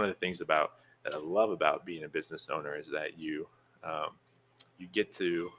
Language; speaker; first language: English; native; English